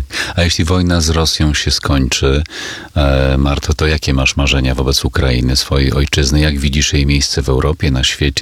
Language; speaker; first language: Polish; native; Polish